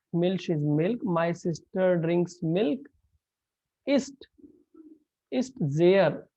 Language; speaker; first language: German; non-native, fluent; Hindi